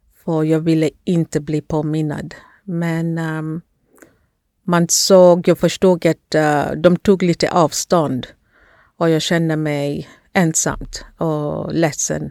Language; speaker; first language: Swedish; non-native, fluent; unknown